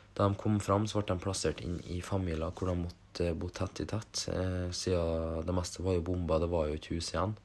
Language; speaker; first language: Norwegian; early bilingual, other home language; German